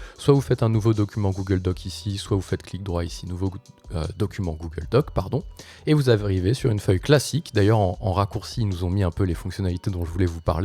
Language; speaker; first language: French; native; French